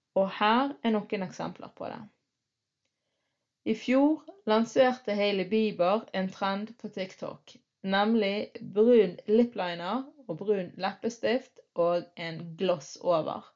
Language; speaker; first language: Norwegian; early bilingual, other home language; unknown